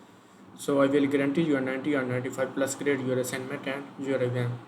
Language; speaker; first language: English; non-native, learner; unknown